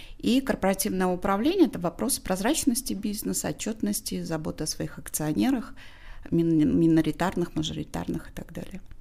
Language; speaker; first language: Russian; non-native, local second language; Tajik